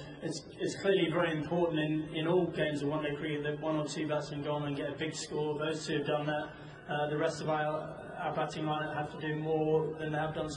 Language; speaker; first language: English; native; English